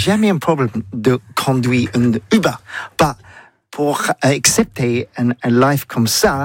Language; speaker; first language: French; non-native, learner; English